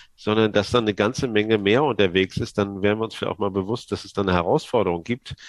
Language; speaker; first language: German; native; German